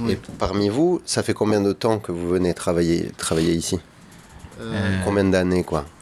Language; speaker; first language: French; native; French